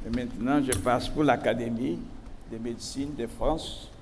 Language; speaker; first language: French; non-native, fluent; Portuguese